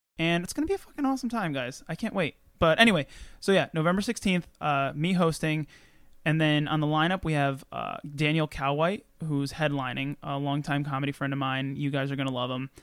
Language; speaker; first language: English; native; English